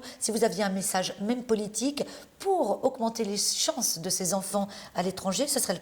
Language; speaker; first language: French; native; French